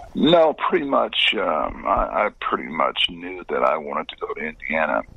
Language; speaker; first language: English; native; English